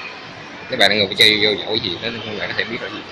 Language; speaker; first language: Vietnamese; early bilingual, heritage; Vietnamese